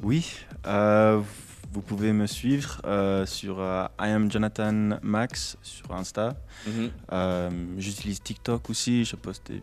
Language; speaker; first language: French; non-native, local second language; English